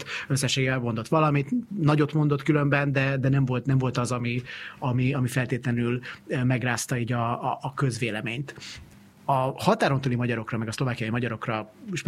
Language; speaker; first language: Hungarian; native; Hungarian